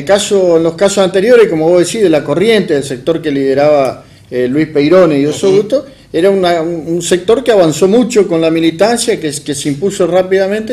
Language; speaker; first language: Spanish; native; Spanish